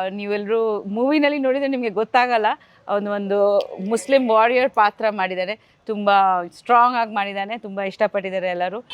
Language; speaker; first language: Kannada; non-native, fluent; Bangla